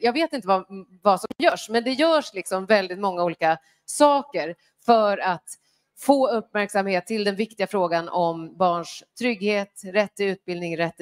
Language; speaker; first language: Swedish; native; Swedish